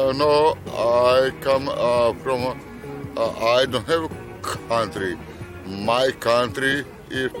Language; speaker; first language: English; non-native, learner; Romany